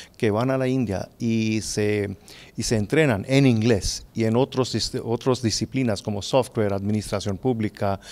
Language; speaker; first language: Spanish; non-native, fluent; Hindi